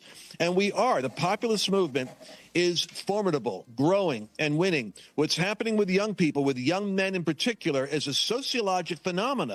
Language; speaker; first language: English; native; English